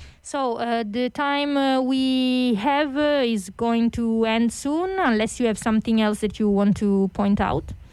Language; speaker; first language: English; non-native, fluent; Italian